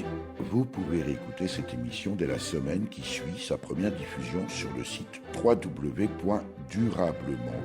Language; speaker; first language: French; native; French